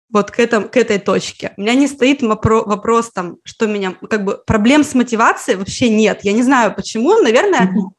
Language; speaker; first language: Russian; native; Russian